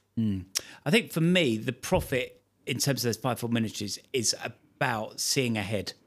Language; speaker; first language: English; native; English